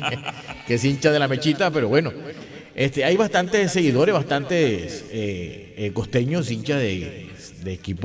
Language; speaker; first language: Spanish; native; Spanish